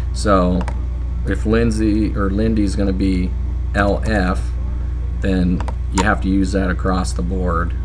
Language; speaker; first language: English; native; English